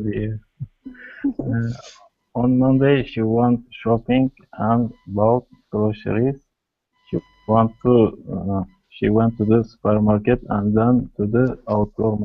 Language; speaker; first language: English; non-native, learner; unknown